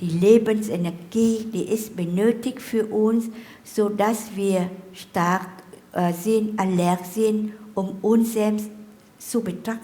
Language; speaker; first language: German; non-native, fluent; Vietnamese